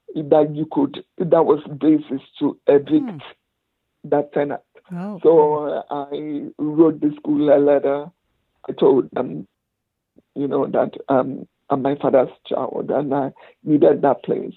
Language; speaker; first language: English; non-native, local second language; Igbo